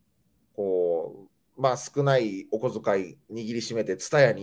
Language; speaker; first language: Japanese; native; Japanese